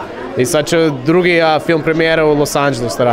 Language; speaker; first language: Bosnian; early bilingual, heritage; Serbian